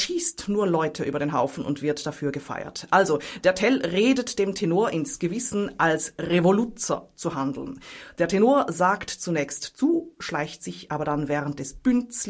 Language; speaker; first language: German; native; German